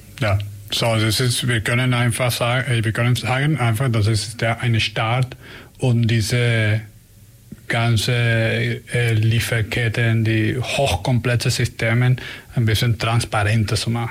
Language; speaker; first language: German; non-native, learner; Spanish